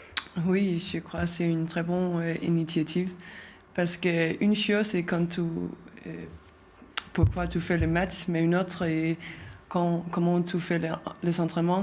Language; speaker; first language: French; non-native, learner; Danish